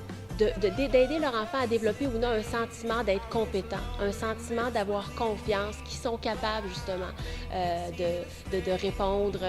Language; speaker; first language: French; native; French